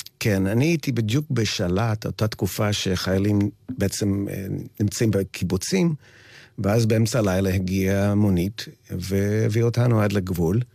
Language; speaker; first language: Hebrew; non-native, fluent; English